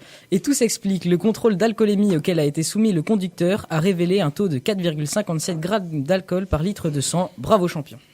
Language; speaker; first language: French; native; French